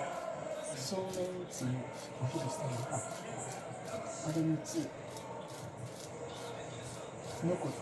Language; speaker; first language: Japanese; native; Japanese